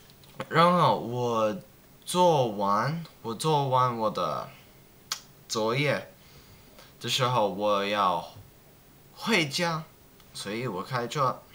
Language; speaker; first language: Chinese; non-native, learner; English